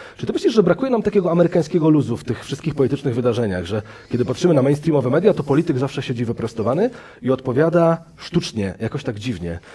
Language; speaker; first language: Polish; native; Polish